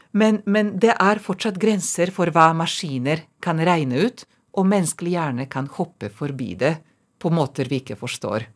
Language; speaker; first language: Norwegian; non-native, fluent; Serbian